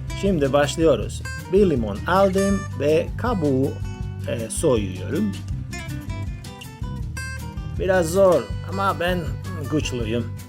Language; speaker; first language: Turkish; non-native, learner; Spanish